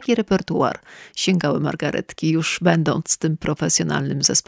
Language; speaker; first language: Polish; native; Polish